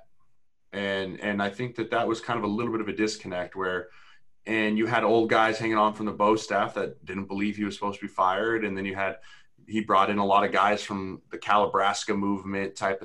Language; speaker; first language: English; native; English